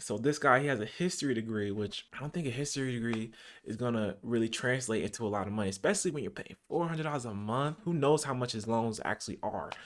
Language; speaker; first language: English; native; English